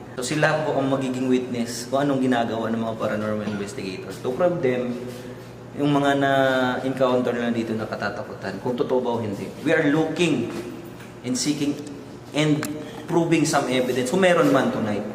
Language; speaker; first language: Filipino; non-native, local second language; Cebuano